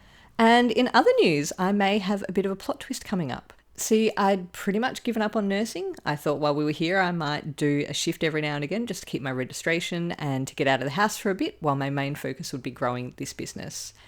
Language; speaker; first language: English; native; English